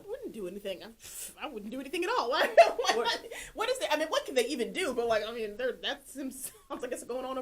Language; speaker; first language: English; native; English